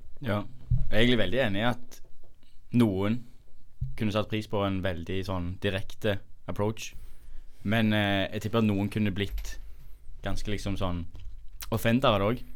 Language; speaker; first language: Norwegian; native; Norwegian